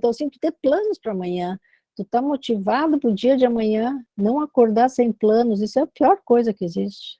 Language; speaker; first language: Portuguese; native; Portuguese